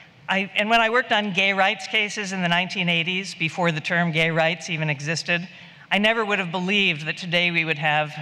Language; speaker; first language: English; native; English